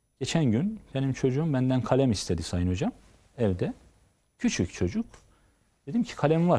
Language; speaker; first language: Turkish; native; Turkish